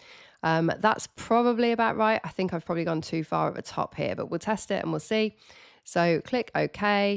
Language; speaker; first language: English; native; English